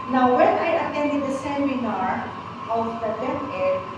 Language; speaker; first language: English; non-native, local second language; Filipino